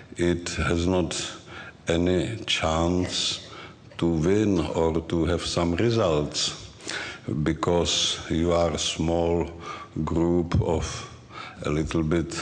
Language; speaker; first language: English; non-native, learner; Czech